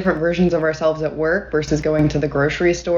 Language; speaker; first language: English; native; English